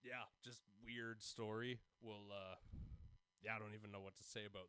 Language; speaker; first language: English; native; English